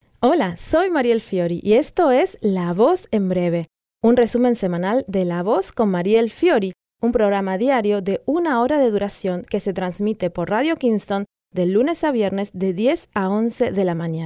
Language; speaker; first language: Spanish; native; Spanish